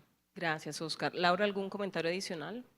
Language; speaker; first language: Spanish; native; Spanish